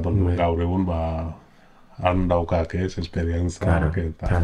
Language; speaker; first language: Basque; non-native, learner; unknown